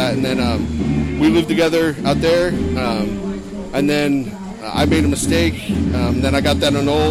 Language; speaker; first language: English; native; English